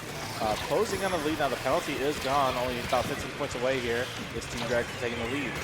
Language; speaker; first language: English; native; English